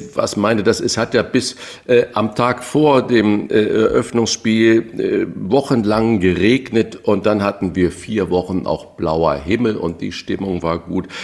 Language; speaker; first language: German; early bilingual, other home language; Portuguese